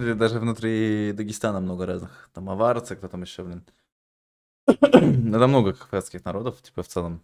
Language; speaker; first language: Russian; native; Russian